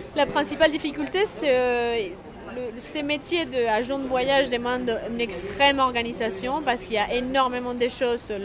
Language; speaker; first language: French; non-native, fluent; Spanish